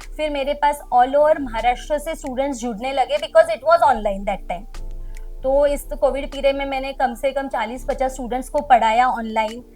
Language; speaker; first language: Hindi; non-native, local second language; Marwari